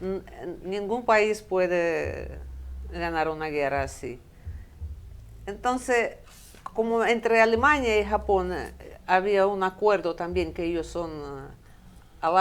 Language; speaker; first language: Spanish; non-native, fluent; Russian